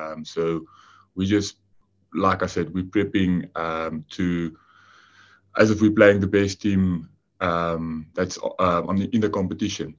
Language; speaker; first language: English; non-native, local second language; Afrikaans